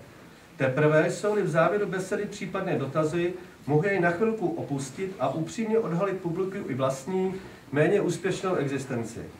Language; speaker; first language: Czech; native; Czech